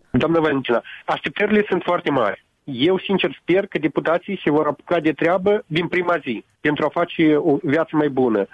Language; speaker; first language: Romanian; native; Romanian